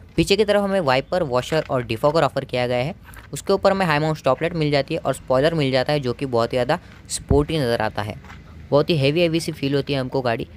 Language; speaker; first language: Hindi; non-native, local second language; Marathi